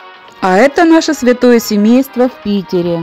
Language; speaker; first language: Russian; native; Russian